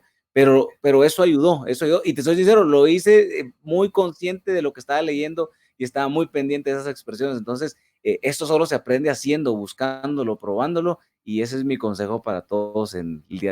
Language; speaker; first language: Spanish; native; Spanish